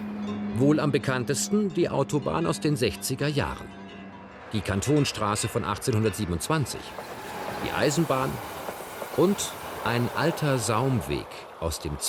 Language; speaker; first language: German; native; German